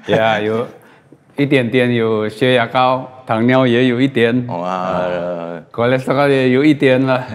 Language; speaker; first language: Chinese; non-native, fluent; Indonesian